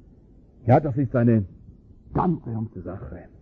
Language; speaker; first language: German; native; German